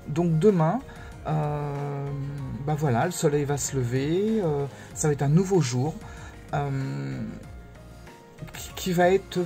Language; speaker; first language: French; native; French